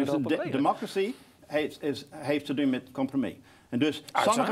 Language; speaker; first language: Dutch; non-native, fluent; English